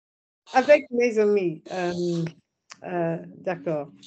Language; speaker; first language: French; non-native, learner; English